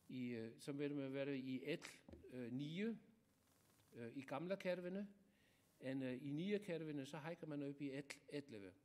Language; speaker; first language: Danish; non-native, learner; Icelandic